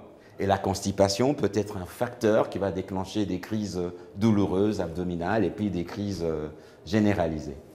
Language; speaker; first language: French; native; French